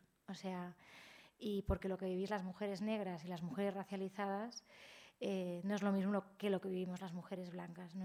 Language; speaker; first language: Spanish; native; Spanish